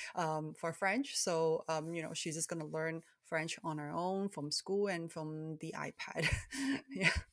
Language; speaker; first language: English; early bilingual, other home language; Cantonese